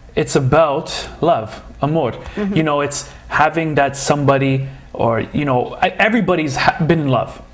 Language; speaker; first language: English; early bilingual, other home language; Portuguese